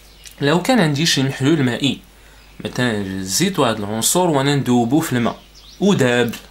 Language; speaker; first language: Arabic; native; Arabic